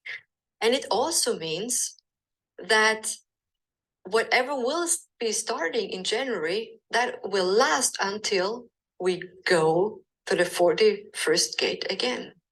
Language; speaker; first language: English; non-native, fluent; German